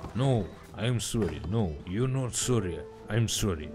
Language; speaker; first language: English; non-native, learner; Russian